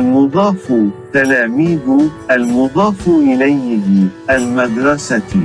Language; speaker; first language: Arabic; non-native, learner; Indonesian